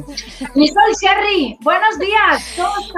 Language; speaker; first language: Spanish; native; Spanish